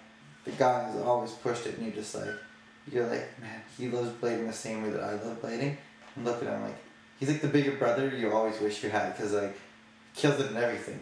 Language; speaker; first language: English; native; English